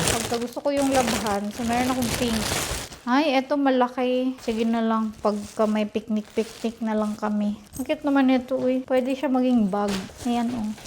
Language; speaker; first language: Filipino; non-native, local second language; Cebuano